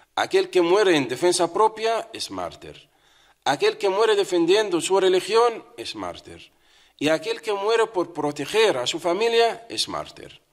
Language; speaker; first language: Spanish; non-native, fluent; Arabic